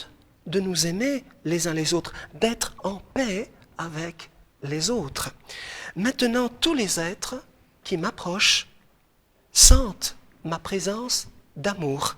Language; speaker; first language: French; non-native, local second language; Arabic